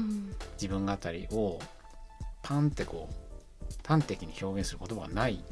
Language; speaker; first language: Japanese; native; Japanese